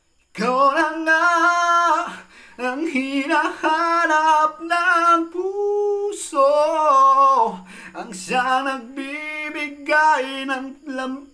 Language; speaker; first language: Filipino; non-native, local second language; Cebuano